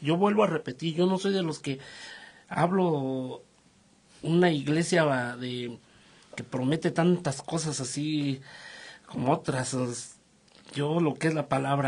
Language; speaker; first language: Spanish; native; Spanish